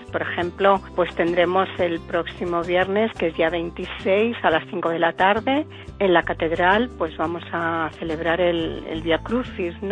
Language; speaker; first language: Spanish; native; Spanish